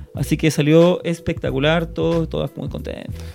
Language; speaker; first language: Spanish; native; Spanish